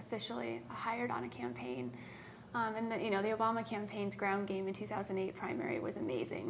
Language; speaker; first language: English; native; English